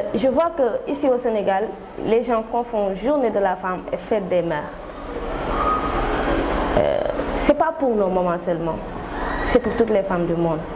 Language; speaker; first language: French; non-native, local second language; Wolof